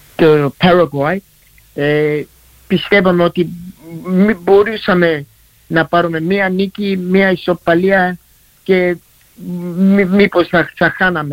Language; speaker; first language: Greek; early bilingual, heritage; Greek